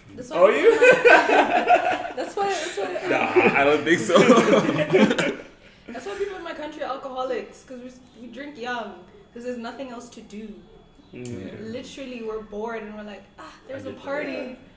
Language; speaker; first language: English; non-native, local second language; Tswana